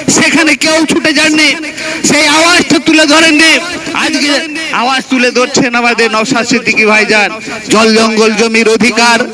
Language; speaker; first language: Bangla; non-native, local second language; Santali